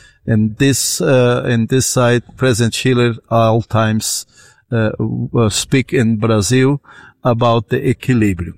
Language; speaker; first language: English; non-native, fluent; Portuguese